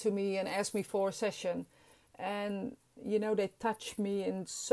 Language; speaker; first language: English; non-native, fluent; Dutch